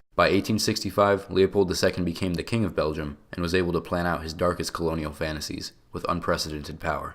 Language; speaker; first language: English; native; English